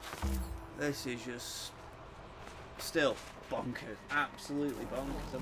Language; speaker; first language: English; native; English